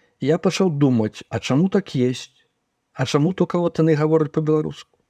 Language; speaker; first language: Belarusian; native; Belarusian